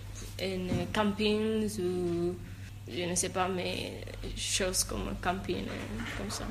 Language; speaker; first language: French; non-native, learner; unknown